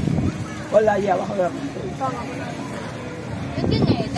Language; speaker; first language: Spanish; native; Spanish